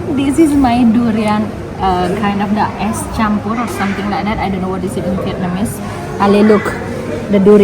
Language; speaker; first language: English; non-native, fluent; Indonesian